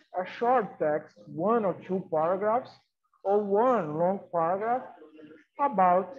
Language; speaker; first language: English; non-native, fluent; Portuguese